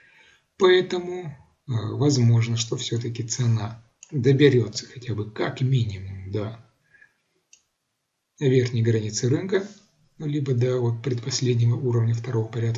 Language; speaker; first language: Russian; native; Russian